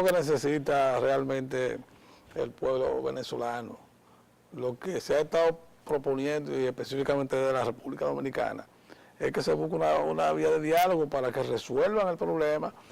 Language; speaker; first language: Spanish; native; Spanish